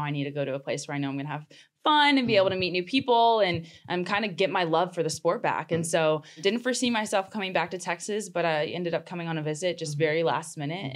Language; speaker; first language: English; native; English